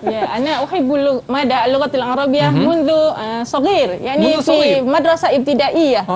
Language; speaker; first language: Arabic; non-native, fluent; Malay